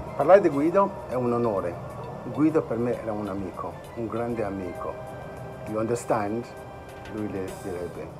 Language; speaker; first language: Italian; non-native, fluent; Yoruba